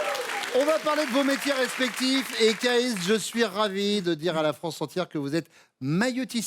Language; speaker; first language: French; native; French